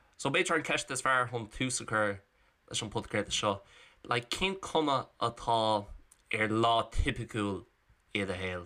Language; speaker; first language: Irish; non-native, local second language; English